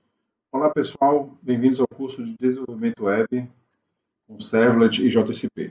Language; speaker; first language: Portuguese; native; Portuguese